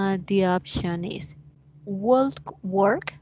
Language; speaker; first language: English; non-native, learner; Spanish